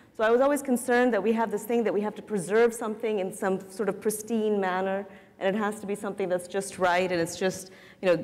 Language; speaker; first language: English; native; English